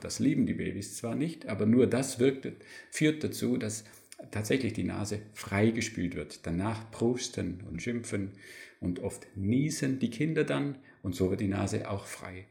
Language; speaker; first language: German; native; German